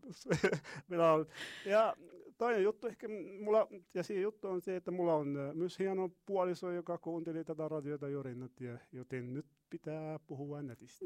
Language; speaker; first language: Finnish; non-native, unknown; Arabic